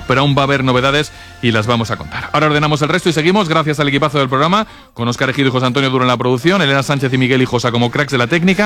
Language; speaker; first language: Spanish; native; Spanish